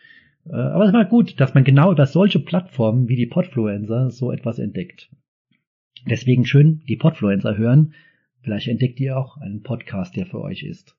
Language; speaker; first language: German; native; German